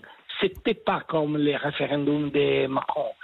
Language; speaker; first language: French; non-native, fluent; Italian